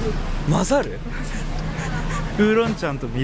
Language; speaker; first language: Japanese; native; Japanese